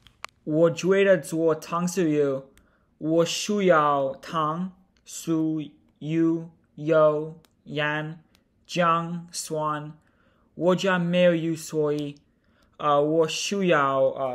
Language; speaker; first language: Chinese; non-native, learner; English